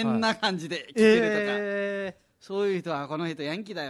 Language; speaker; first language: Japanese; non-native, fluent; Nepali